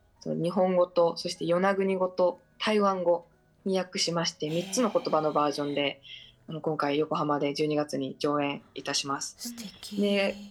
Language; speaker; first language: Japanese; native; Japanese